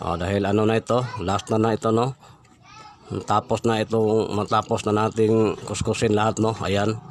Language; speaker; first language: Filipino; non-native, local second language; Cebuano